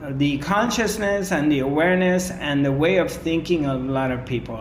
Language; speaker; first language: English; non-native, fluent; Persian